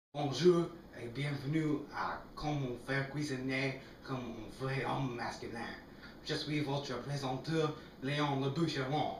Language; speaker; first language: French; non-native, learner; English